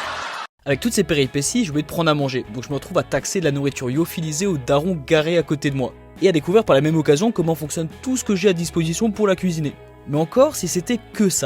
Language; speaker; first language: French; native; French